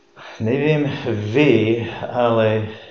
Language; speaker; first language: Czech; non-native, fluent; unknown